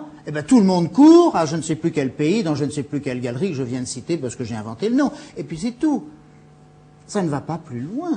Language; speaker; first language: French; native; French